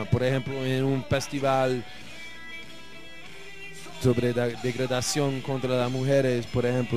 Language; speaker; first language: Spanish; non-native, learner; English